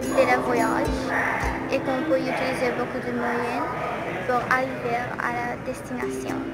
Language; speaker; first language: French; non-native, learner; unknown